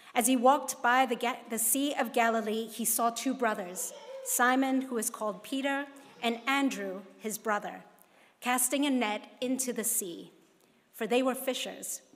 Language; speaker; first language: English; non-native, local second language; Cantonese